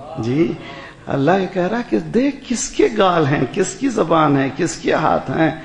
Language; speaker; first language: Urdu; native; Urdu